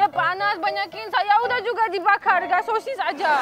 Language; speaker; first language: Indonesian; non-native, learner; Russian